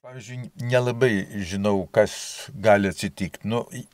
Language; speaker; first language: Lithuanian; native; Lithuanian